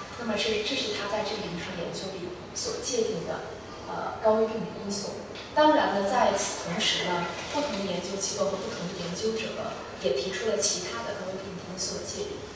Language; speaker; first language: Chinese; native; Chinese